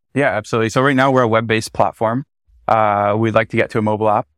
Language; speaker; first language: English; native; English